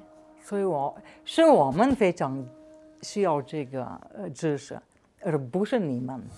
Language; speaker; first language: Chinese; non-native, fluent; Slovenian